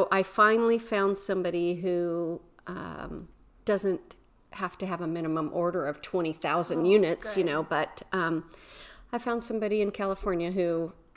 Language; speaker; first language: English; native; English